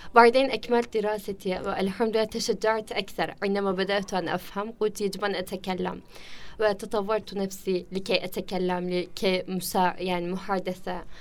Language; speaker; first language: Arabic; non-native, fluent; Turkish